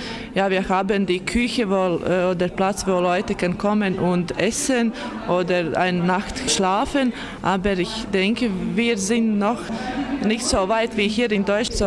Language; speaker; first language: German; non-native, learner; Latvian